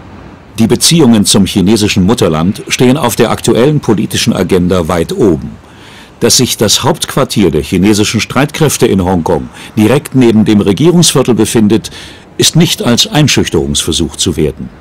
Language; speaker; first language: German; native; German